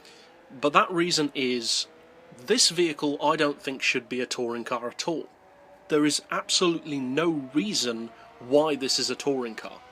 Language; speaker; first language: English; native; English